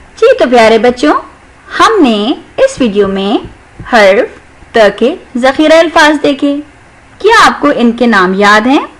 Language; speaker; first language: Urdu; non-native, local second language; Sindhi